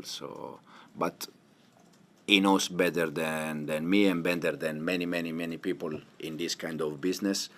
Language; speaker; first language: English; non-native, fluent; Italian